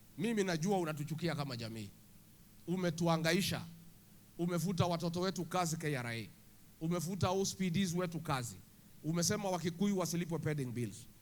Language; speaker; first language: Swahili; non-native, local second language; Kikuyu